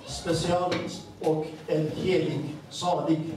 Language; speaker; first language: Swedish; non-native, fluent; Amharic